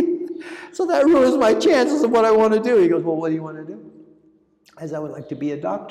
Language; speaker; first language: English; early bilingual, other home language; Greek